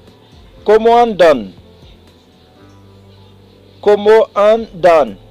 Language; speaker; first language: Spanish; non-native, fluent; Haitian Creole